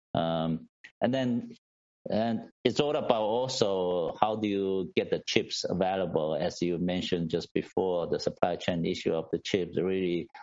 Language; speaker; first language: English; non-native, fluent; Chinese